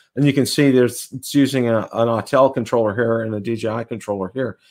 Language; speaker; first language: English; native; English